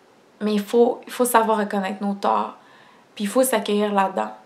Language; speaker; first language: French; native; French